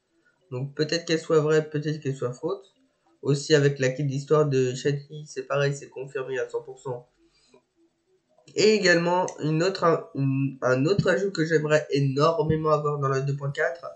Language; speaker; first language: French; native; French